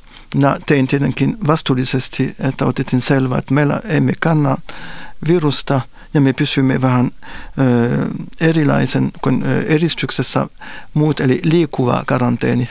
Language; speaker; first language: Finnish; non-native, fluent; French